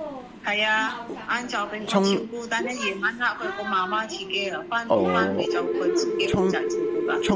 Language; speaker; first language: Cantonese; non-native, learner; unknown